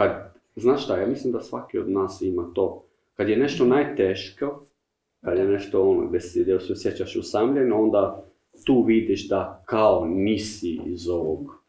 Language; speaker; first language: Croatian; non-native, learner; Albanian